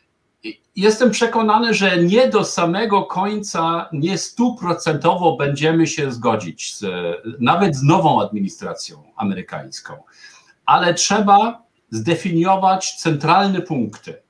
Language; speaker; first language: Polish; non-native, fluent; German